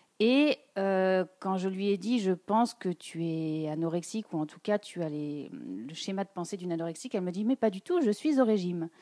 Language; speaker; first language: French; native; French